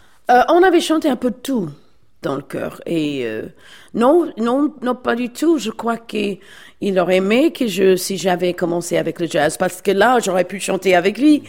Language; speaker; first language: French; non-native, fluent; English